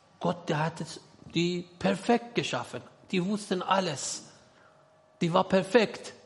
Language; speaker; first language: German; non-native, learner; Persian